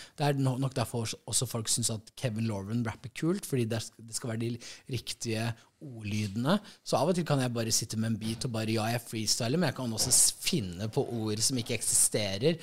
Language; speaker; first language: Norwegian; native; Norwegian